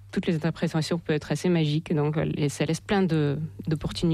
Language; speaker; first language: French; non-native, fluent; Russian